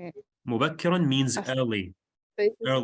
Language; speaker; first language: English; non-native, fluent; Arabic